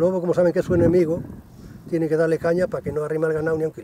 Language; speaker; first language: Spanish; native; Spanish